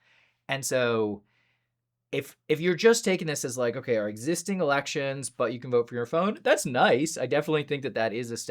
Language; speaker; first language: English; native; English